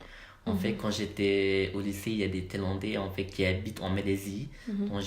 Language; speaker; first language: French; non-native, learner; Malay